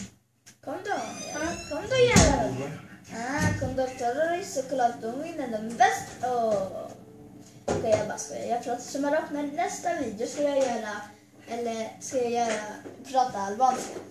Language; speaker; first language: Swedish; early bilingual, other home language; Albanian